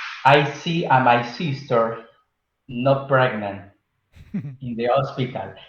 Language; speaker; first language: English; non-native, learner; Spanish